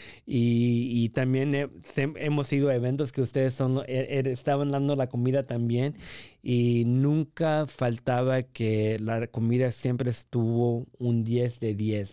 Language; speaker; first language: Spanish; early bilingual, heritage; Spanish